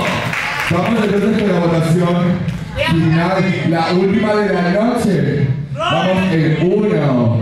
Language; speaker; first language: Spanish; native; Spanish